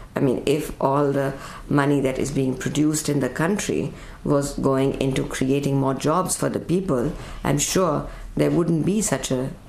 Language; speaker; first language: English; non-native, local second language; Urdu